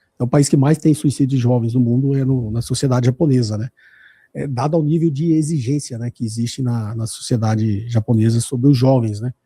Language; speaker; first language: Portuguese; native; Portuguese